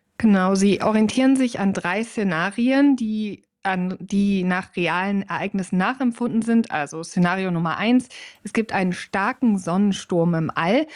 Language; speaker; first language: German; native; German